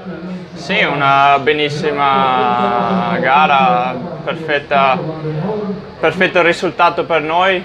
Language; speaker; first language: Italian; non-native, fluent; Danish